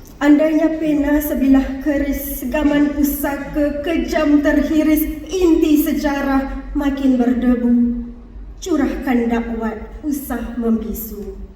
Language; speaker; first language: Malay; native; Malay